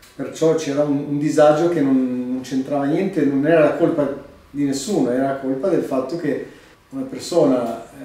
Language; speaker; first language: Italian; non-native, fluent; Albanian